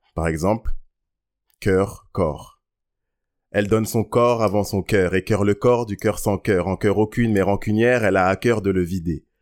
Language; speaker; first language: French; early bilingual, other home language; Lingala